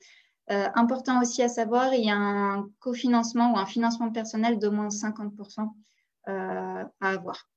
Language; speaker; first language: French; native; French